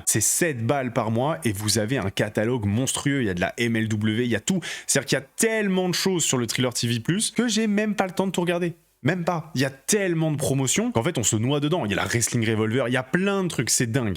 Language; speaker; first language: French; native; French